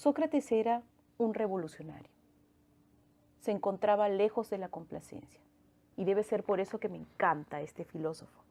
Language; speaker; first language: Spanish; native; Spanish